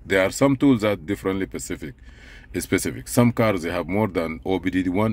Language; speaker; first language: English; non-native, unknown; Arabic